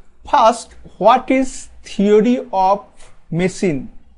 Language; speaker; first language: English; non-native, local second language; Bangla